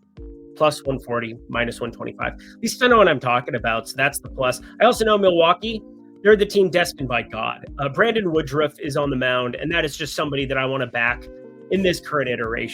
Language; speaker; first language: English; native; English